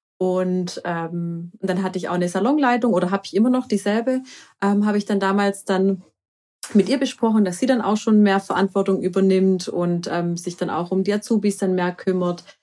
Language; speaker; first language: German; early bilingual, other home language; Croatian